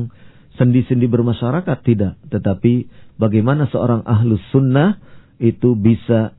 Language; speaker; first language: Indonesian; native; Indonesian